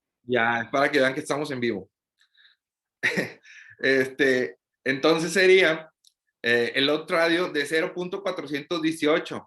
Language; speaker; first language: Spanish; native; Spanish